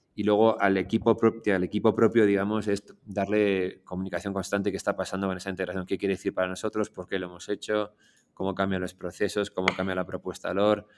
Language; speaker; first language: Spanish; native; Spanish